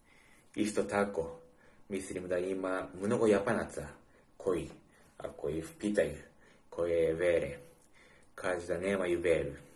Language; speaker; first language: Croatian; non-native, learner; Japanese